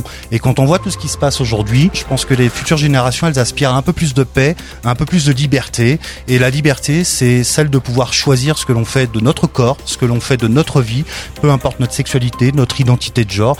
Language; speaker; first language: French; native; French